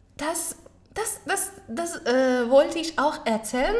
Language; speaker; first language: German; non-native, learner; Pashto